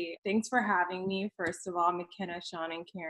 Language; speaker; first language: English; native; English